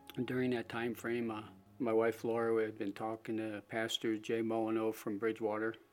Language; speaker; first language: English; native; English